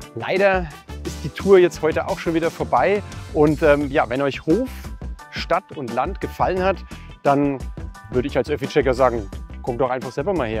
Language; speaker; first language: German; native; German